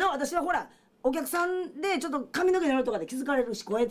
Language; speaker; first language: Japanese; native; Japanese